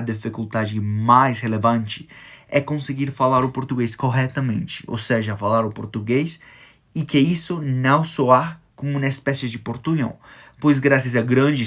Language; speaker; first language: Portuguese; non-native, fluent; Spanish